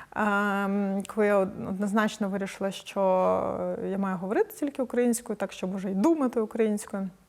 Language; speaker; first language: Ukrainian; non-native, local second language; Russian